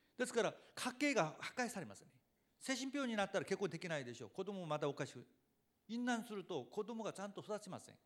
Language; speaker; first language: Japanese; non-native, fluent; Korean